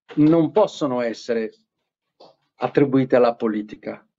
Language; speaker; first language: Italian; native; Italian